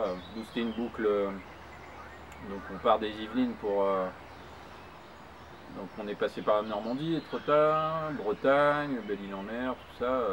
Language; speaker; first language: French; native; French